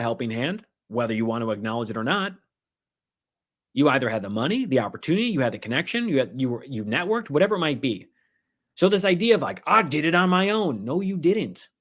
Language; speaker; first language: English; native; English